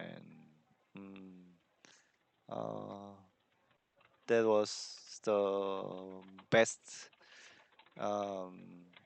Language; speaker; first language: English; non-native, learner; Korean